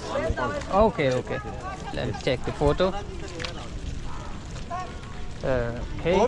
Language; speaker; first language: English; non-native, learner; Hindi